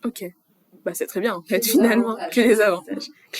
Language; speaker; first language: French; native; French